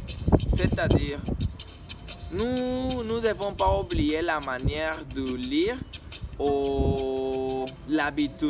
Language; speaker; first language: French; non-native, learner; Spanish